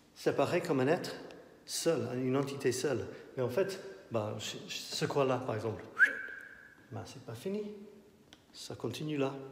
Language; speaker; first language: French; non-native, fluent; English